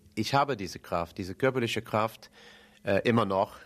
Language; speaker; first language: German; non-native, fluent; English